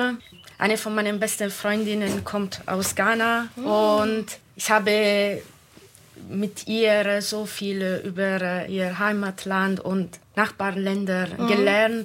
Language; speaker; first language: German; non-native, fluent; Italian